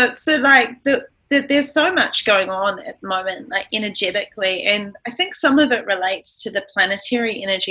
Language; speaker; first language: English; native; English